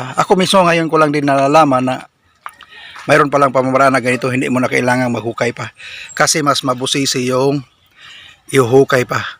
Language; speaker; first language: Filipino; non-native, local second language; Cebuano